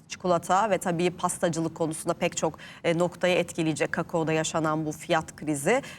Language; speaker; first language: Turkish; native; Turkish